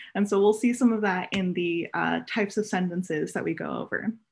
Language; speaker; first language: English; native; English